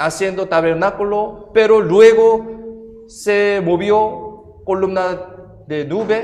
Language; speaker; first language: Spanish; non-native, fluent; Korean